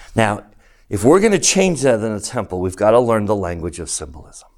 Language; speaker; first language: English; native; English